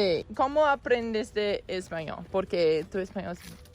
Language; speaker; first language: Spanish; non-native, learner; English